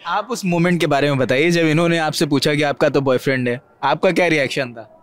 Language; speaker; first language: Hindi; native; Hindi